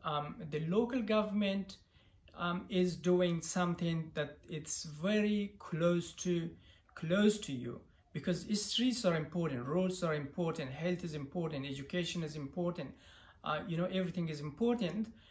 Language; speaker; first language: English; non-native, fluent; Persian